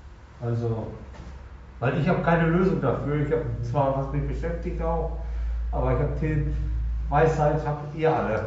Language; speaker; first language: German; non-native, local second language; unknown